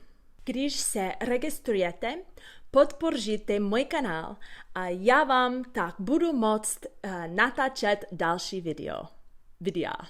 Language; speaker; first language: Czech; non-native, learner; English